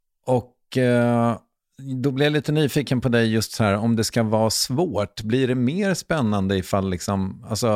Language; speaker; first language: Swedish; native; Swedish